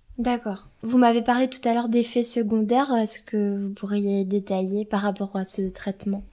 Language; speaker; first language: French; native; French